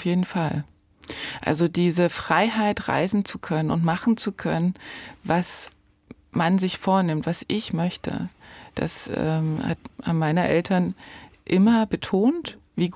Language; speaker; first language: German; native; German